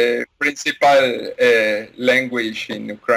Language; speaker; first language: English; non-native, learner; Spanish